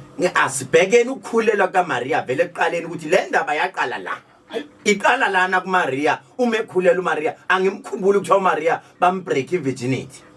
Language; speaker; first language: Zulu; native; Zulu